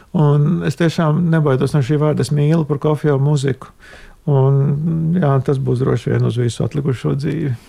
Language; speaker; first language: Latvian; native; Latvian